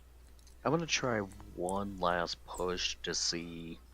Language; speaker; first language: English; native; English